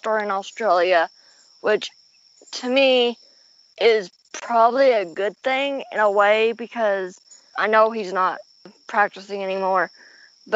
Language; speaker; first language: English; native; English